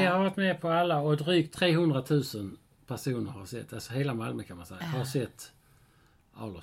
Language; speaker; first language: Swedish; native; Swedish